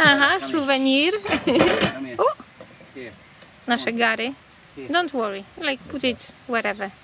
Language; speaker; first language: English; non-native, fluent; Polish